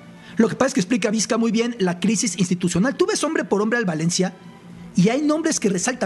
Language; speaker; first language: Spanish; native; Spanish